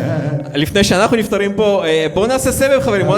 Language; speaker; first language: Hebrew; native; Hebrew